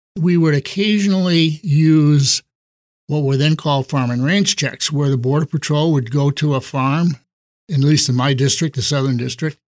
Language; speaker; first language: English; native; English